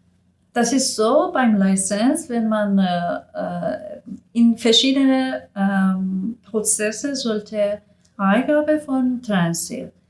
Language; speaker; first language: German; non-native, learner; Persian